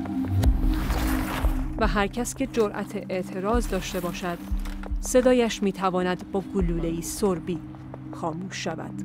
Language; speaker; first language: Persian; native; Persian